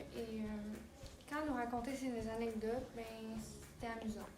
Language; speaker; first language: French; native; French